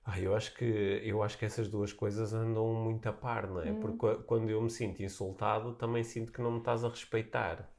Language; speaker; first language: Portuguese; native; Portuguese